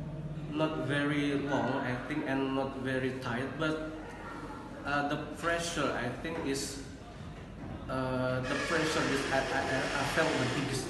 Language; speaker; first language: English; non-native, learner; Indonesian